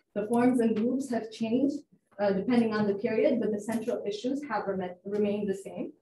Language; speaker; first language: English; non-native, fluent; Amharic